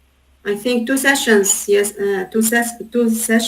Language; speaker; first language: English; non-native, learner; Arabic